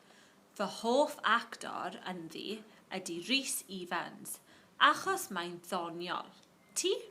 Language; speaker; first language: Welsh; non-native, local second language; English